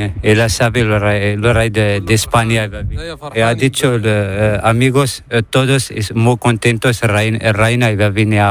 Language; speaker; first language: Spanish; non-native, learner; Arabic